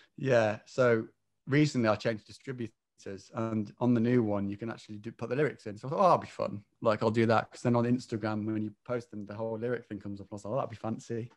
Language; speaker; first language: English; native; English